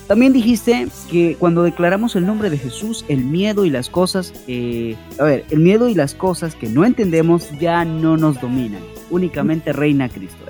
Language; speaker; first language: Spanish; native; Spanish